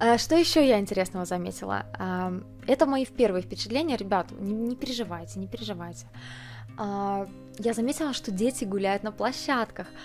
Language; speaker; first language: Russian; early bilingual, heritage; Russian